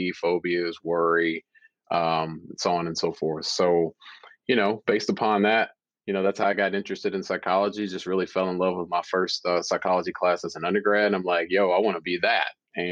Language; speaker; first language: English; native; English